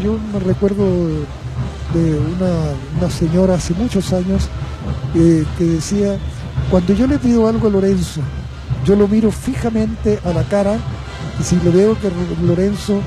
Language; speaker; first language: Spanish; native; Spanish